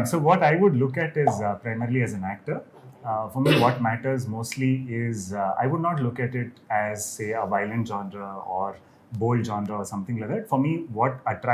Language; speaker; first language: English; non-native, local second language; Kannada